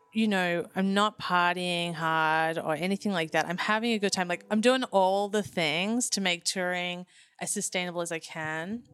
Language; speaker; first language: English; native; English